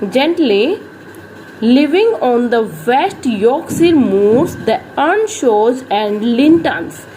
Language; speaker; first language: English; non-native, local second language; Hindi